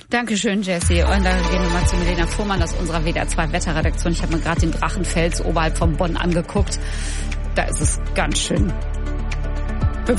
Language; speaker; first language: German; native; German